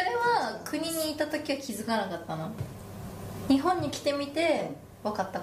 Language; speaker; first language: Japanese; native; Japanese